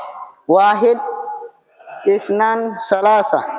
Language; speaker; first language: Arabic; non-native, fluent; Indonesian